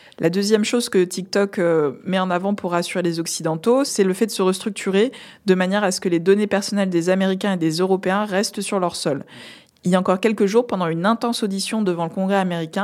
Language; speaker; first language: French; native; French